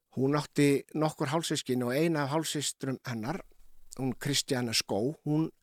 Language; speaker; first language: Icelandic; native; Icelandic